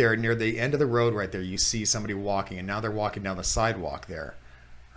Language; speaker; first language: English; native; English